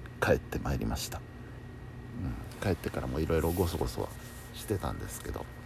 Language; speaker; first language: Japanese; native; Japanese